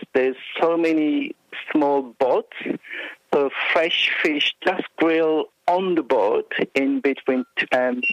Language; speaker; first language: English; non-native, fluent; Turkish